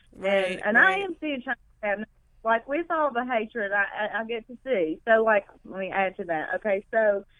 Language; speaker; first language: English; native; English